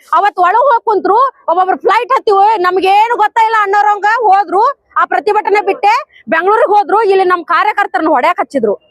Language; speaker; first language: Kannada; native; Kannada